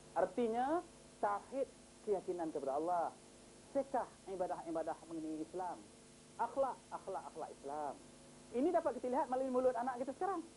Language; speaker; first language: Malay; native; Malay